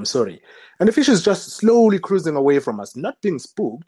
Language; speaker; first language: English; non-native, local second language; Zulu